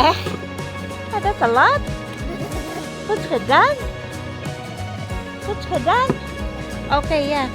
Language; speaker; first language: Dutch; non-native, learner; Filipino